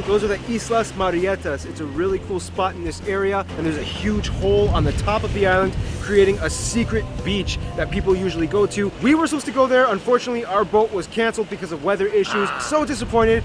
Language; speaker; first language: English; native; English